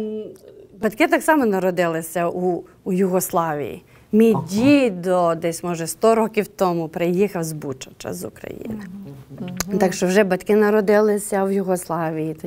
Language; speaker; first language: Ukrainian; early bilingual, heritage; Ukrainian